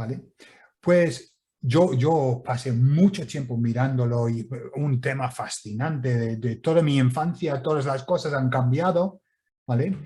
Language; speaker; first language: Spanish; non-native, fluent; English